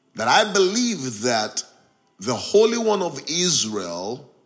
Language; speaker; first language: English; non-native, local second language; Yoruba